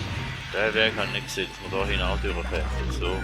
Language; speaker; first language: German; native; German